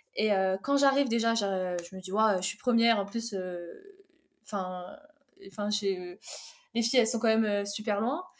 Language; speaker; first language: French; early bilingual, other home language; Arabic